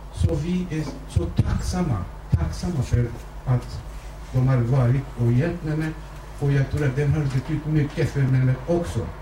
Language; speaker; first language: Swedish; non-native, fluent; Kurdish